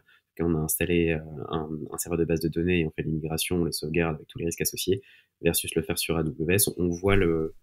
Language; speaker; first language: French; native; French